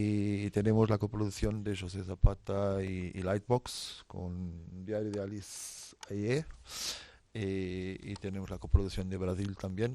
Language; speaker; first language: Spanish; non-native, fluent; Portuguese